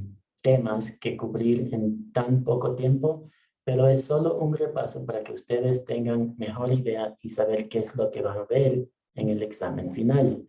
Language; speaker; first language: Spanish; non-native, fluent; English